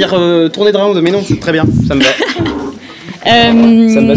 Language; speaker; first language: French; native; French